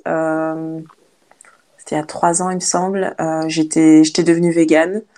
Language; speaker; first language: French; native; French